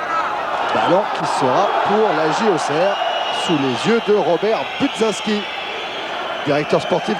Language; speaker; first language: French; native; French